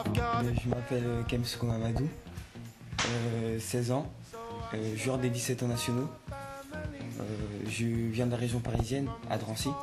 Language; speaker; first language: French; native; French